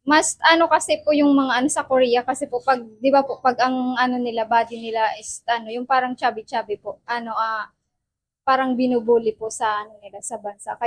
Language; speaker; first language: Filipino; native; Filipino